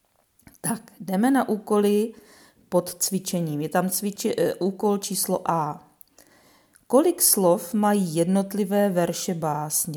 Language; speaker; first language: Czech; native; Czech